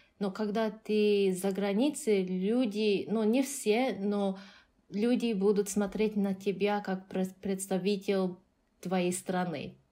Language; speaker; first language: Russian; non-native, fluent; Japanese